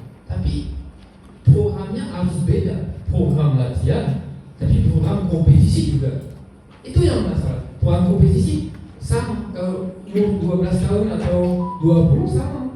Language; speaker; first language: Indonesian; non-native, learner; French